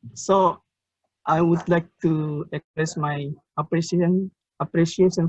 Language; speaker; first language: English; non-native, learner; Indonesian